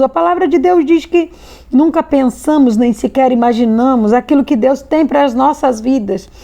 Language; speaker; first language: Portuguese; native; Portuguese